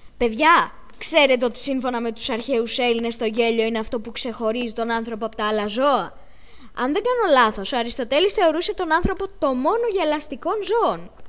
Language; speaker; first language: Greek; native; Greek